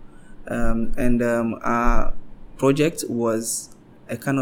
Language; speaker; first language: English; non-native, local second language; Ga